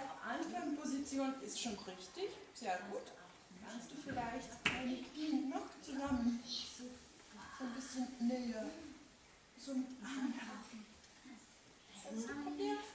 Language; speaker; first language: German; non-native, fluent; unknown